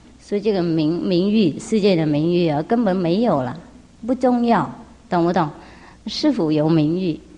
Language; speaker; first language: Chinese; non-native, fluent; Vietnamese